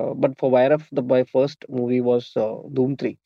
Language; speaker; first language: English; non-native, local second language; Malayalam